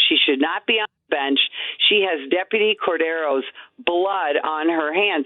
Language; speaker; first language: English; native; English